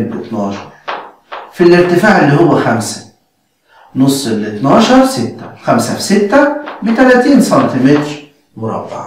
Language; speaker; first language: Arabic; native; Arabic